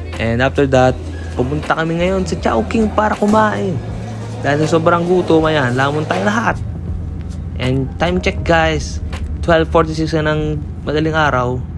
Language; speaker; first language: Filipino; early bilingual, heritage; Filipino